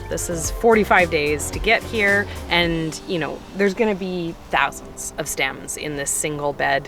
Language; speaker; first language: English; native; English